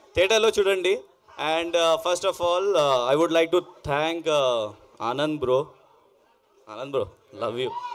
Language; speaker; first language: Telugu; non-native, learner; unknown